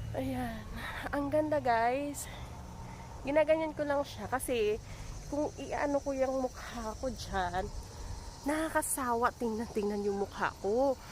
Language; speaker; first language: Filipino; native; Filipino